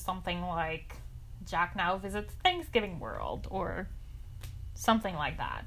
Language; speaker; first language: English; non-native, fluent; French